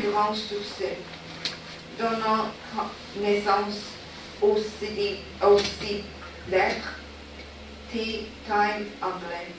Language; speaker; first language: French; non-native, learner; Chinese